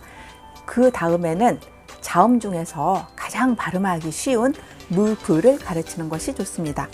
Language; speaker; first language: Korean; native; Korean